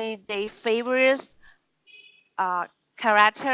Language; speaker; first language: English; non-native, learner; Vietnamese